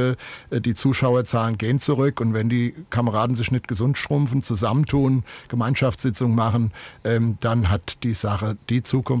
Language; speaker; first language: German; native; German